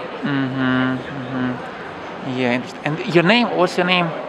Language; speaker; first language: English; non-native, learner; Russian